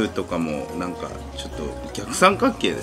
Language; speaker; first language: Japanese; native; Japanese